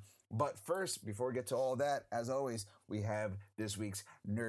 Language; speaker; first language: English; native; English